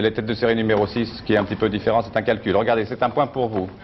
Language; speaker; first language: French; native; French